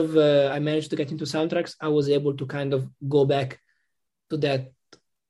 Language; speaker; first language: English; non-native, fluent; Italian